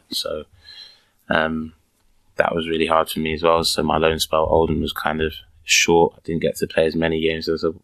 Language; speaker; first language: English; native; English